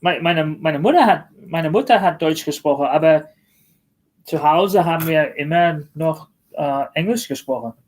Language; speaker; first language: German; early bilingual, other home language; English